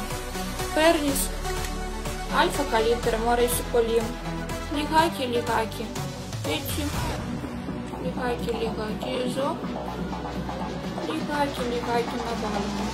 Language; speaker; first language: Greek; non-native, fluent; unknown